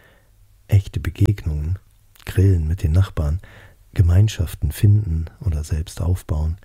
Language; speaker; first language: German; native; German